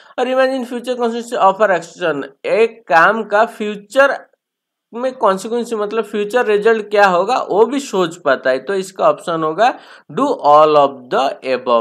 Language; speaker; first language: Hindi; non-native, local second language; Bangla